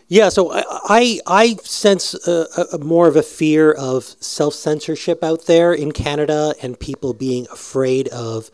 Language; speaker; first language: English; native; English